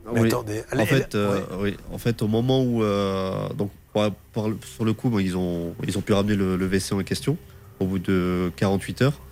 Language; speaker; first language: French; native; French